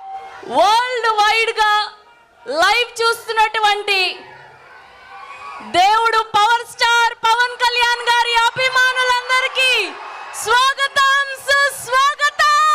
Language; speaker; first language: Telugu; native; Telugu